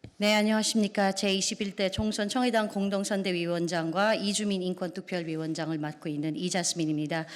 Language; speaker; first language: Korean; non-native, fluent; Filipino